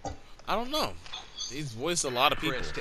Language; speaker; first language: English; native; English